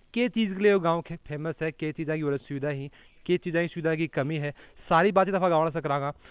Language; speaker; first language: Hindi; native; Hindi